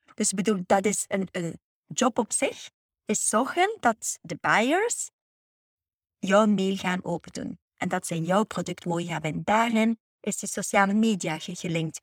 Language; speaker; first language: Dutch; native; Dutch